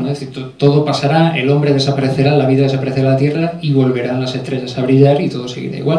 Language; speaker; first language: Spanish; native; Spanish